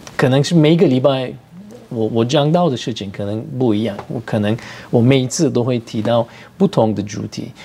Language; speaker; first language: Chinese; non-native, fluent; Turkish